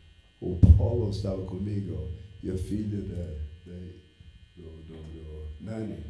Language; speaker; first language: Portuguese; non-native, fluent; English